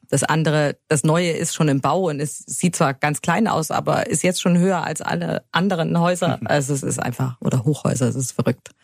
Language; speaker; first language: German; native; German